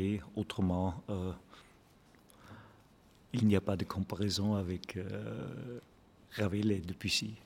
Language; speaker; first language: French; non-native, fluent; German